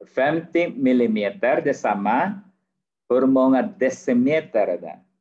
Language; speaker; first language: Swedish; non-native, fluent; Arabic